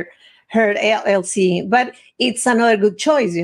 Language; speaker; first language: English; non-native, fluent; Spanish